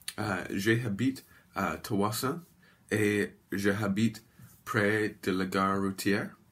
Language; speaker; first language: French; non-native, learner; English